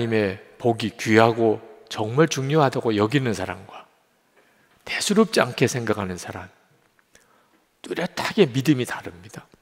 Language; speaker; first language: Korean; native; Korean